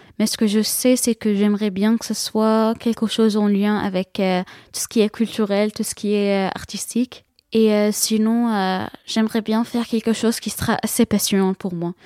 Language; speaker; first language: French; non-native, fluent; Arabic